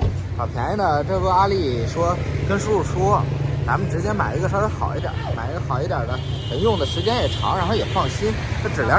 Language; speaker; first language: Chinese; native; Chinese